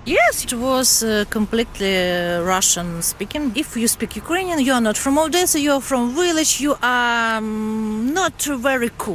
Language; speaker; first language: English; non-native, learner; Ukrainian